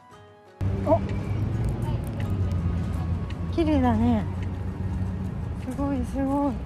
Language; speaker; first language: Japanese; native; Japanese